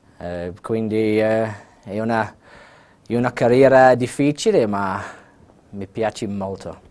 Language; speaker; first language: Italian; non-native, learner; English